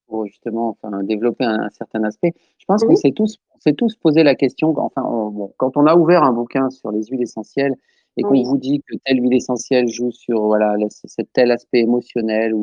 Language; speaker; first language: French; native; French